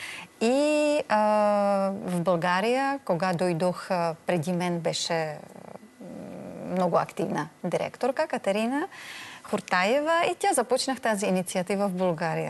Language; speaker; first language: Bulgarian; non-native, learner; Czech